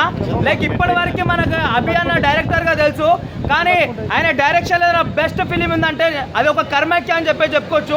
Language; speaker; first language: Telugu; native; Telugu